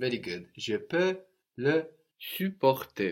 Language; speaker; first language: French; non-native, fluent; English